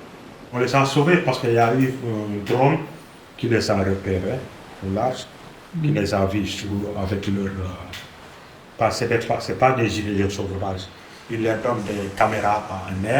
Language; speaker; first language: French; non-native, local second language; Arabic